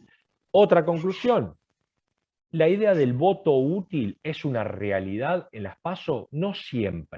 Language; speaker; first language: Spanish; native; Spanish